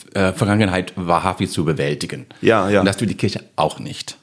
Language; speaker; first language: German; non-native, fluent; English